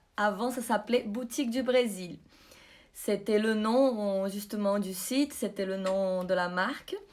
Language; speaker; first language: French; non-native, fluent; Portuguese